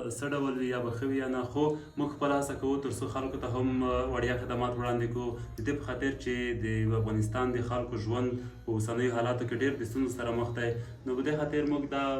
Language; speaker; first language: Pashto; native; Pashto